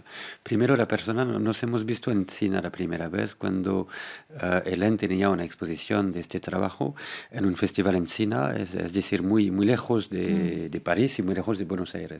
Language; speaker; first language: Spanish; non-native, fluent; French